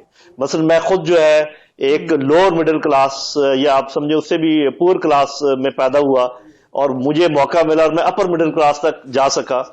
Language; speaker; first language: Urdu; native; Urdu